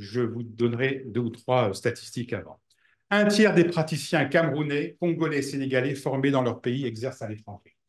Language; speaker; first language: French; native; French